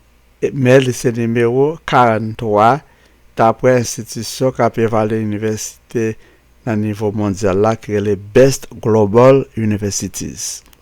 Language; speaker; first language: French; non-native, local second language; Haitian Creole